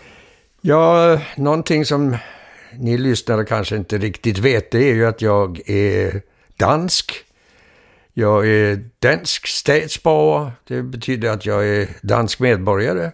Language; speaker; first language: Swedish; early bilingual, heritage; Swedish